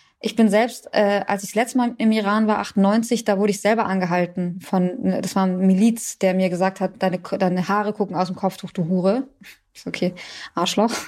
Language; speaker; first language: German; early bilingual, other home language; Persian